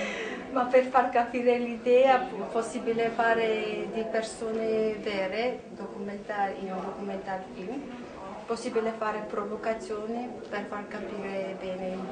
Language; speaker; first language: Italian; non-native, learner; Armenian